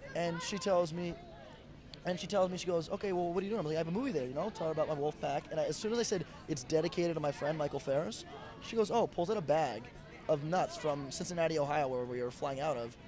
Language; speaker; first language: English; native; English